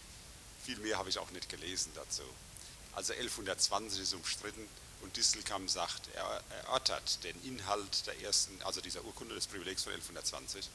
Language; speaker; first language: German; native; German